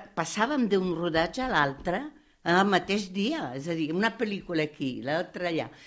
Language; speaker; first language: Catalan; non-native, fluent; Italian